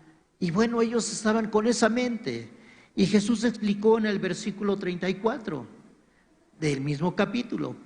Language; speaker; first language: Spanish; native; Spanish